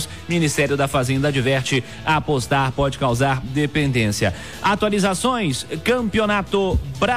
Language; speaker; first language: Portuguese; native; Portuguese